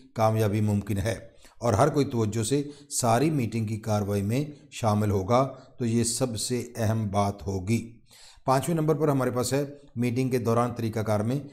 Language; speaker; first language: Urdu; non-native, local second language; Punjabi